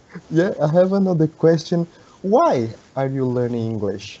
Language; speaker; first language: English; non-native, learner; Portuguese